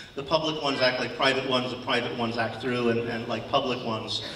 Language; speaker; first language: English; native; English